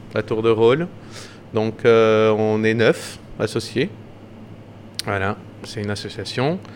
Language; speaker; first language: French; non-native, fluent; Portuguese